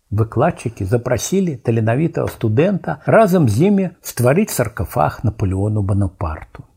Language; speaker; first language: Belarusian; native; Belarusian